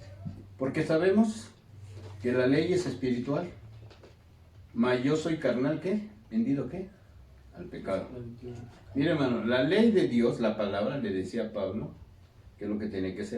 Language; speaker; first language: Spanish; native; Spanish